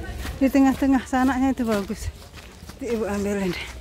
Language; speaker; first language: Malay; native; Malay